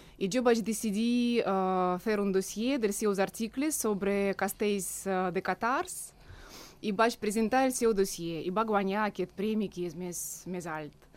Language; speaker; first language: Catalan; non-native, fluent; Russian